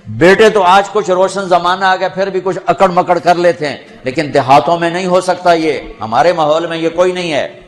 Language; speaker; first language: Urdu; non-native, local second language; Punjabi